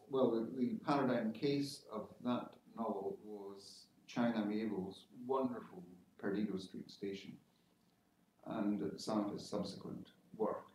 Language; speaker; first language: English; native; English